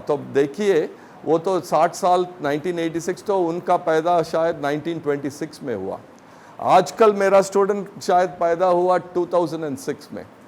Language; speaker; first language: Hindi; non-native, local second language; Tamil